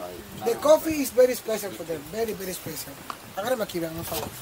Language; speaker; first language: English; non-native, fluent; Spanish